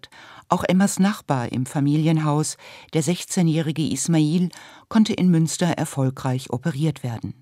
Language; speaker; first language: German; native; German